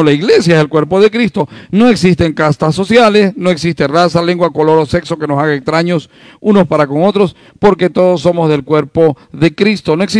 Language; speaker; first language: Spanish; native; Spanish